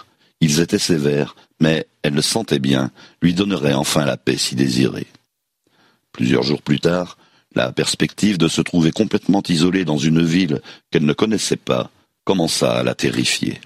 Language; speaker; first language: French; native; French